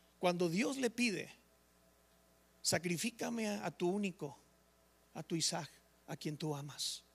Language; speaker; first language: Spanish; native; Spanish